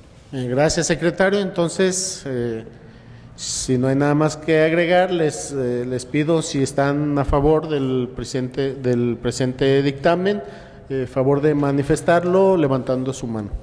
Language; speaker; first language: Spanish; native; Spanish